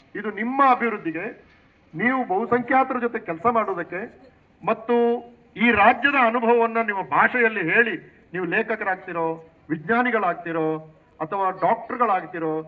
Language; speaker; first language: Kannada; non-native, local second language; Tulu